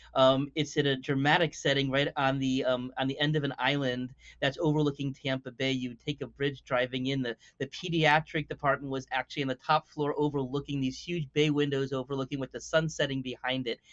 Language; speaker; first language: English; native; English